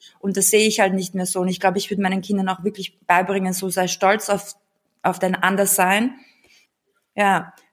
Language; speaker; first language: German; early bilingual, other home language; Bulgarian